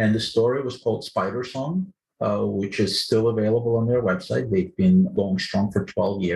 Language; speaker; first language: English; non-native, fluent; Ukrainian